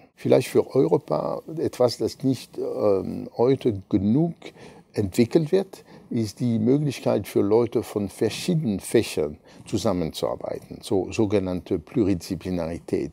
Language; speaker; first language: German; non-native, fluent; French